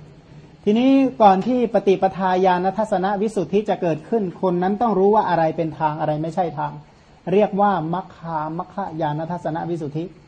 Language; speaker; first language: Thai; non-native, local second language; Khmer